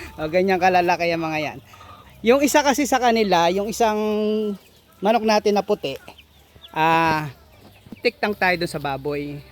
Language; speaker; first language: Filipino; native; Filipino